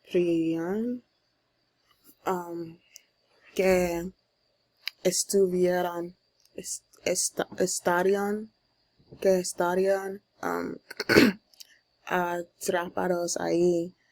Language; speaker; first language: Spanish; non-native, learner; English